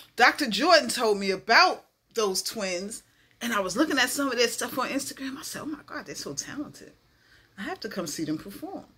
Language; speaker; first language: English; native; English